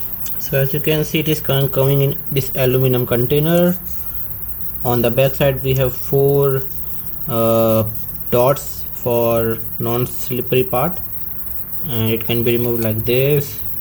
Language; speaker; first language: English; non-native, local second language; Hindi